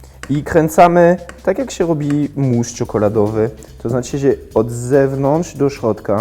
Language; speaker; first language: Polish; non-native, fluent; French